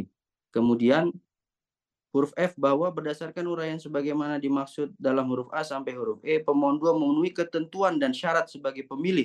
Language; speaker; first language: Indonesian; native; Indonesian